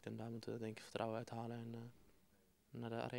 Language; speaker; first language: Dutch; native; Dutch